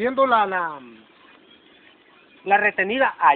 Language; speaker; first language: Spanish; native; Spanish